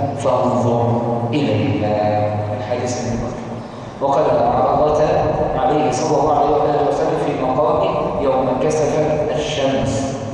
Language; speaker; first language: Arabic; native; Arabic